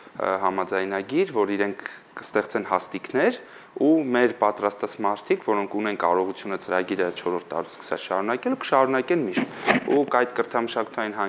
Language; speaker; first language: Armenian; native; Armenian